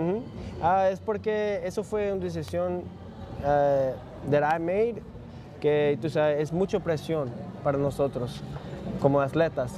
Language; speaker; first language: Spanish; early bilingual, heritage; English